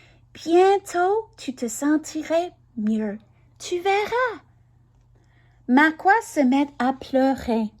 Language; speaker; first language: French; non-native, learner; English